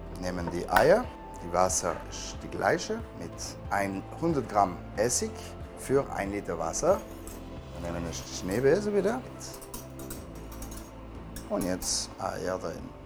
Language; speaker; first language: German; non-native, learner; French